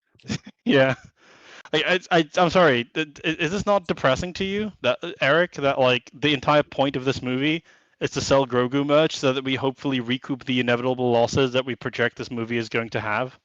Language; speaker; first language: English; native; English